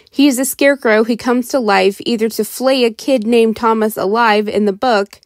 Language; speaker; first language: English; native; English